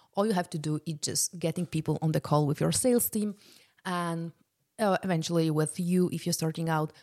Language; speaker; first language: English; non-native, fluent; Polish